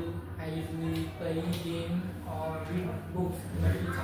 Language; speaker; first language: English; non-native, learner; Vietnamese